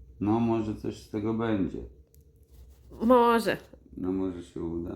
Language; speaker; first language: Polish; non-native, learner; Ukrainian